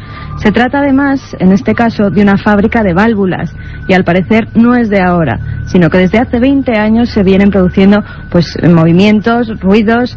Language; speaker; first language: Spanish; native; Spanish